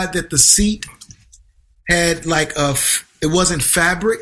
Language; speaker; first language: English; native; English